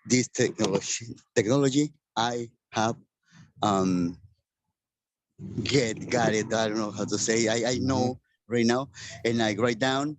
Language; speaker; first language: English; non-native, learner; Spanish